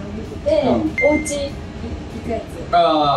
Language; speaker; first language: Japanese; native; Japanese